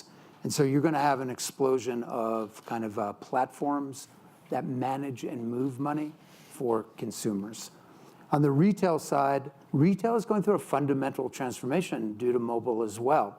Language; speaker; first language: English; native; English